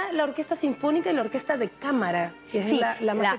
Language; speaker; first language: Spanish; native; Spanish